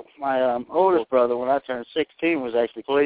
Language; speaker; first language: English; native; English